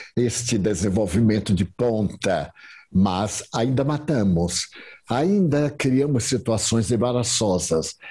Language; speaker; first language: Portuguese; native; Portuguese